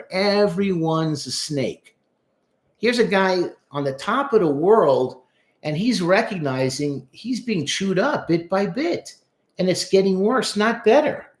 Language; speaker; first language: English; native; English